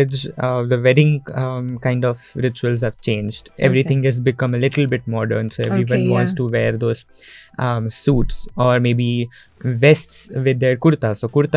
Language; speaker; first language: English; non-native, local second language; Marathi